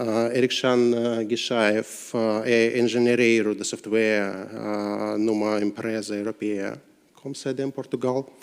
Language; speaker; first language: Portuguese; non-native, learner; Russian